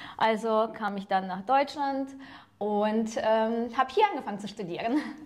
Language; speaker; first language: German; non-native, fluent; Ukrainian